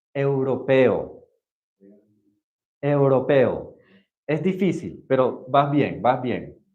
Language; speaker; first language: Spanish; non-native, fluent; English